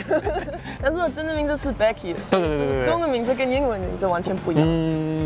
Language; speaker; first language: Chinese; non-native, fluent; German